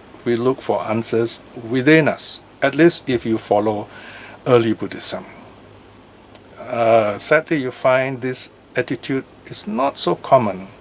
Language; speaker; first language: English; native; English